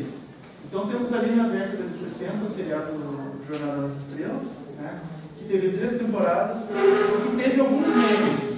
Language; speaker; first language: Portuguese; native; Portuguese